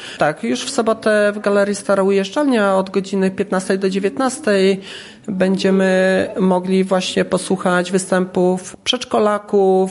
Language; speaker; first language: Polish; native; Polish